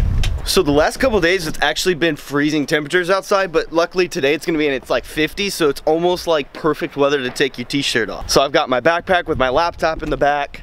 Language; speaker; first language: English; native; English